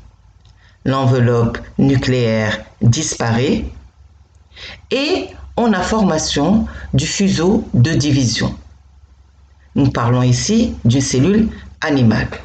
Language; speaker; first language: French; non-native, local second language; Arabic